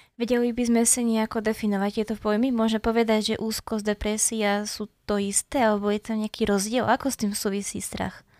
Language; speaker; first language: Slovak; native; Slovak